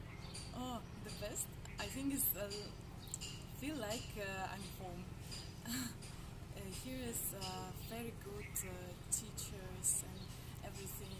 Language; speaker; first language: English; non-native, learner; Russian